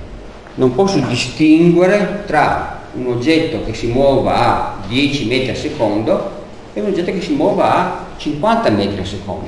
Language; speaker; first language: Italian; native; Italian